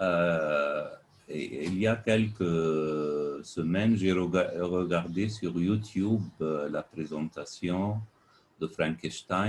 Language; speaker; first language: French; non-native, fluent; Arabic